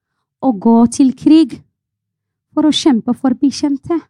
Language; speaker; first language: Norwegian; non-native, fluent; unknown